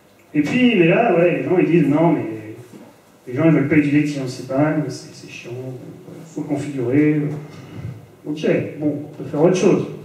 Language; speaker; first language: French; native; French